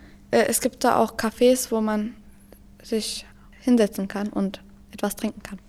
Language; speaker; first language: German; early bilingual, other home language; Turkish